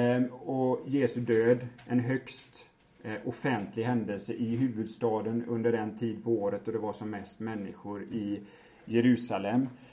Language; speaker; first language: Swedish; native; Swedish